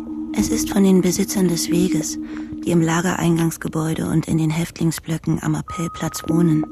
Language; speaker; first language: German; native; German